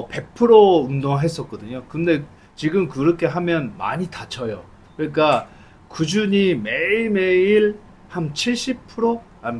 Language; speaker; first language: Korean; early bilingual, heritage; Japanese